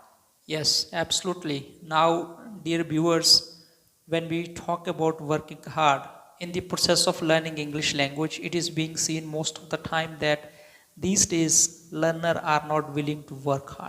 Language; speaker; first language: English; non-native, local second language; Hindi